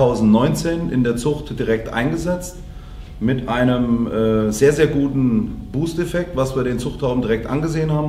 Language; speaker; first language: German; native; German